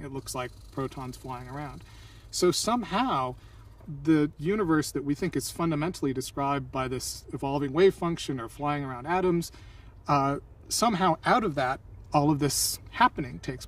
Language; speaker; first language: English; native; English